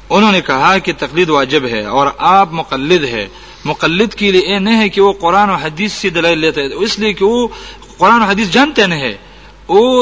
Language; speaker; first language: Urdu; non-native, local second language; Pashto